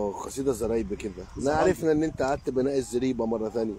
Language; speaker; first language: Arabic; native; Arabic